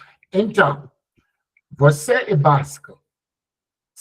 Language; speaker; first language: Portuguese; non-native, learner; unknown